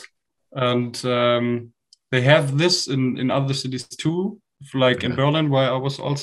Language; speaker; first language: English; non-native, fluent; German